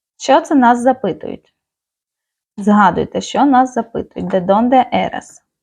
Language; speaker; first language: Ukrainian; native; Ukrainian